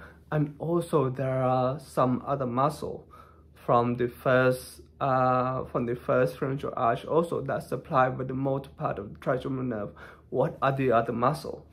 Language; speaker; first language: English; non-native, fluent; Thai